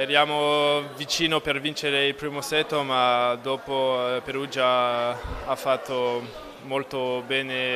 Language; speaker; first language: Italian; non-native, fluent; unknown